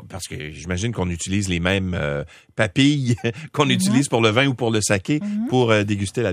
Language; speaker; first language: French; native; French